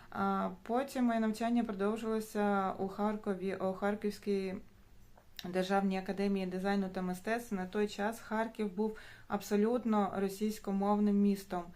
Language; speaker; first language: Ukrainian; non-native, local second language; Russian